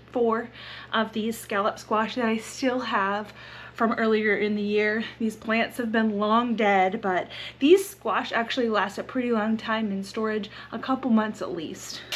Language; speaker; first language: English; native; English